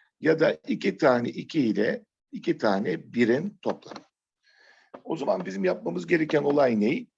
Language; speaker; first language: Turkish; native; Turkish